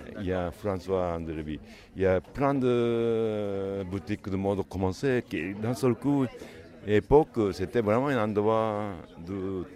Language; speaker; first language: French; non-native, learner; Japanese